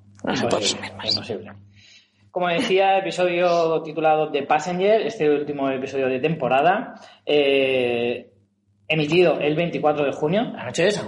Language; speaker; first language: Spanish; native; Spanish